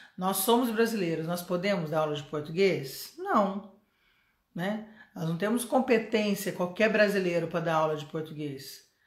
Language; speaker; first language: Portuguese; native; Portuguese